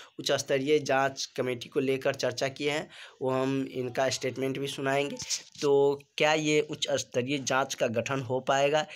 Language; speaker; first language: Hindi; native; Hindi